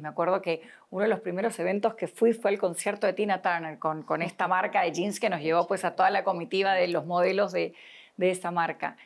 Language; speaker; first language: Spanish; native; Spanish